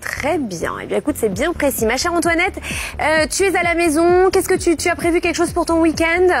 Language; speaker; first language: French; native; French